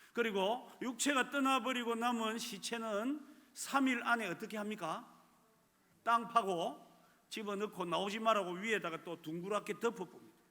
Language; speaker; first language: Korean; native; Korean